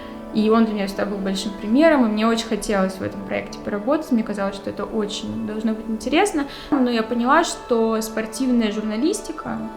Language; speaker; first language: Russian; native; Russian